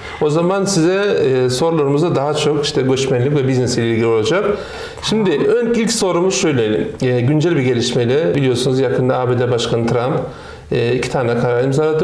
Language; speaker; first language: Turkish; non-native, fluent; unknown